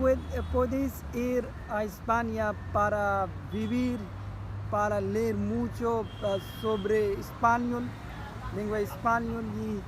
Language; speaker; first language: Spanish; non-native, learner; Urdu